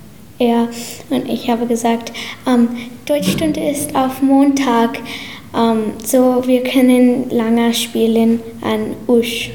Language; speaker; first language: German; early bilingual, heritage; English